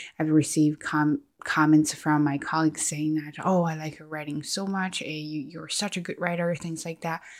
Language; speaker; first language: English; non-native, fluent; Chinese